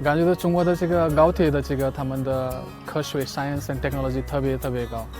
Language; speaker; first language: Chinese; non-native, learner; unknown